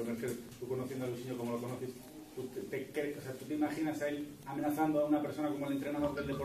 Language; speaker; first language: Spanish; native; Spanish